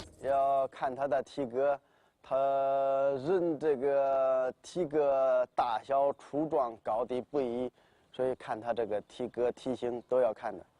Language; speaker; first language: Chinese; native; Chinese